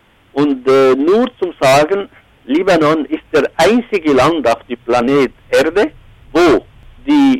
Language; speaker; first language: German; non-native, fluent; Arabic